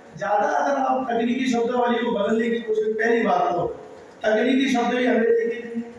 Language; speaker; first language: Hindi; native; Hindi